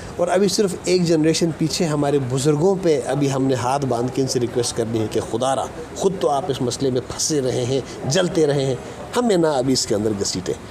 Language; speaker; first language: Urdu; non-native, local second language; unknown